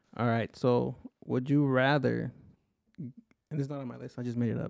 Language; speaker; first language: English; early bilingual, other home language; Spanish